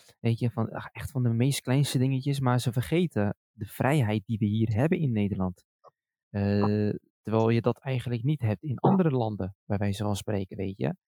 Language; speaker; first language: Dutch; early bilingual, other home language; Arabic